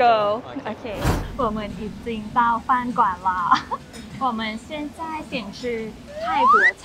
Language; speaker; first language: Chinese; non-native, fluent; Thai